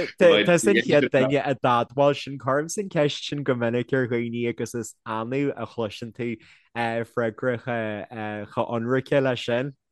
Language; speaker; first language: Irish; native; Irish